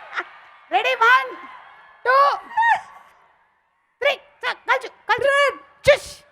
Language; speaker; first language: Telugu; native; Telugu